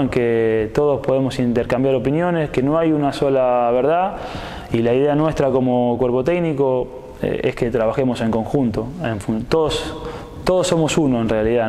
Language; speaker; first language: Spanish; native; Spanish